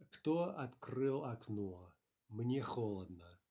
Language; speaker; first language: Russian; non-native, fluent; English